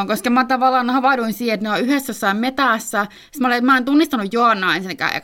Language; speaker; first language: Finnish; native; Finnish